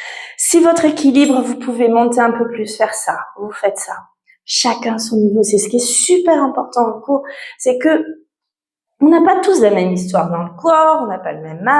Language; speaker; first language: French; native; French